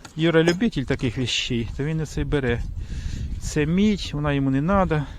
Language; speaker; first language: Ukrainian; native; Ukrainian